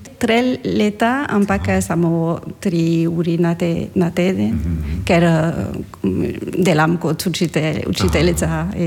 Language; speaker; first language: Slovenian; non-native, learner; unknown